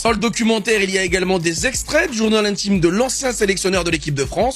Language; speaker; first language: French; native; French